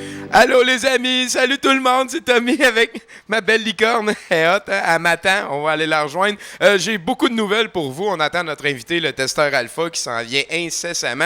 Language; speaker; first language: French; native; French